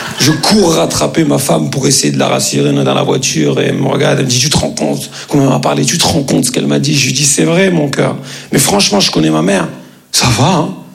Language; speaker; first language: French; native; French